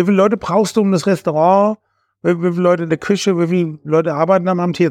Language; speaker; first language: German; native; German